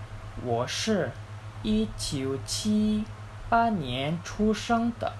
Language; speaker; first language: Chinese; non-native, learner; Indonesian